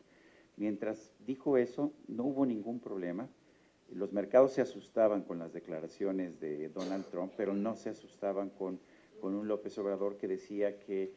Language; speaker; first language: Spanish; native; Spanish